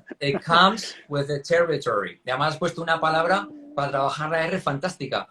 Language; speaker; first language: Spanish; native; Spanish